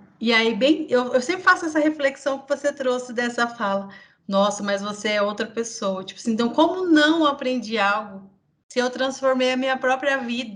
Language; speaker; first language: Portuguese; native; Portuguese